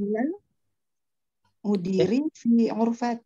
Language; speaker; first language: Arabic; non-native, learner; Indonesian